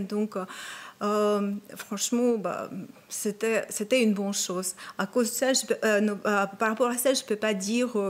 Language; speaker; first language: French; non-native, fluent; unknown